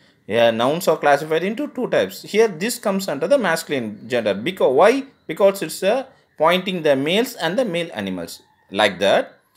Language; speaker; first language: English; non-native, local second language; Tamil